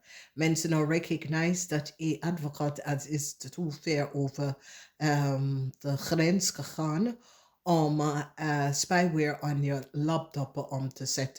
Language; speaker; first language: Dutch; non-native, fluent; English